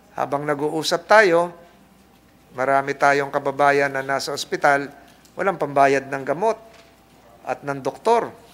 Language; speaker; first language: Filipino; native; Filipino